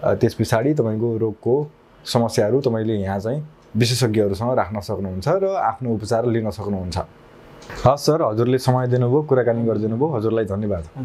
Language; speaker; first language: Nepali; native; Nepali